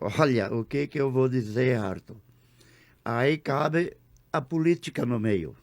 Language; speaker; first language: Portuguese; non-native, local second language; German